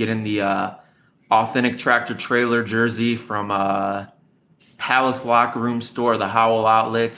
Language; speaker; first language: English; native; English